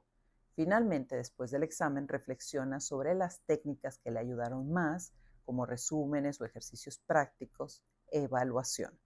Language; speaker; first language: Spanish; native; Spanish